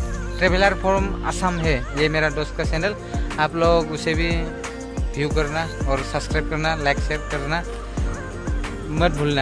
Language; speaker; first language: Hindi; non-native, local second language; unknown